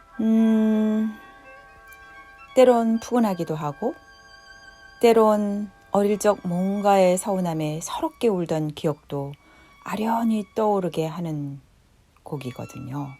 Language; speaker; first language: Korean; native; Korean